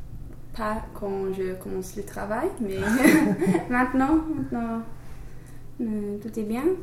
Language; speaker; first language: French; non-native, learner; English